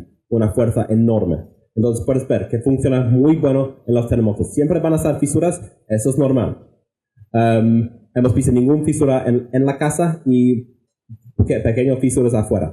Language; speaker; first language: Spanish; non-native, fluent; English